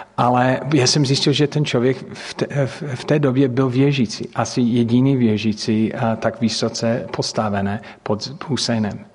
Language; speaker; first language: Czech; non-native, fluent; English